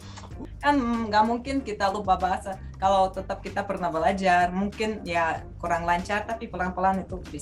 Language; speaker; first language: Indonesian; non-native, fluent; Russian